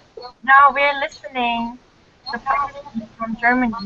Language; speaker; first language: English; non-native, learner; Korean